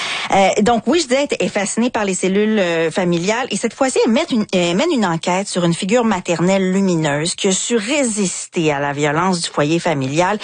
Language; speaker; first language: French; native; French